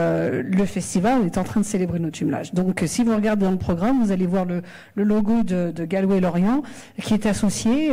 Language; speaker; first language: French; native; French